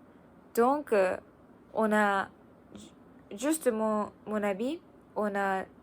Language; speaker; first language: French; non-native, learner; Japanese